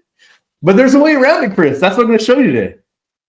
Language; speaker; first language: English; native; English